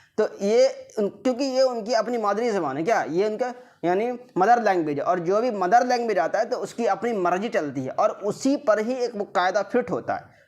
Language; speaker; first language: Urdu; native; Urdu